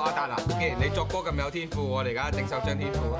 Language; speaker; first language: Cantonese; native; Cantonese